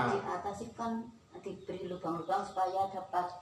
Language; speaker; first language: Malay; non-native, local second language; Javanese